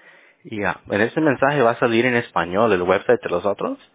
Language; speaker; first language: Spanish; early bilingual, heritage; Spanish